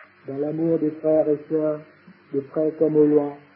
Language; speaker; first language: French; non-native, fluent; Vietnamese